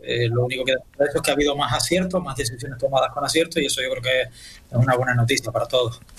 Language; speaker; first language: Spanish; native; Spanish